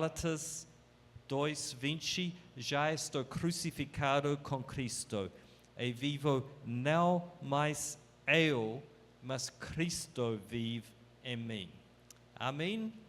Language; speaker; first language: Portuguese; non-native, fluent; English